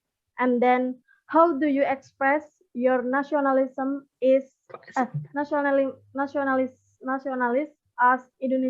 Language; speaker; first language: English; non-native, learner; Indonesian